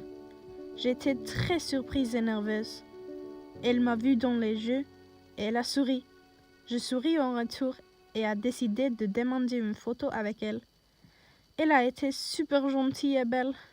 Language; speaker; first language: French; non-native, learner; Norwegian